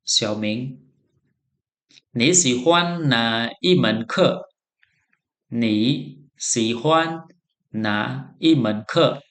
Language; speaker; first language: Chinese; non-native, fluent; Khmer